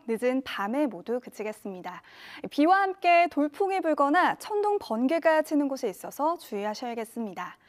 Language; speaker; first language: Korean; native; Korean